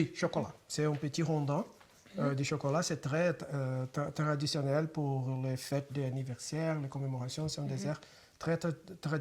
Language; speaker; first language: French; non-native, fluent; Portuguese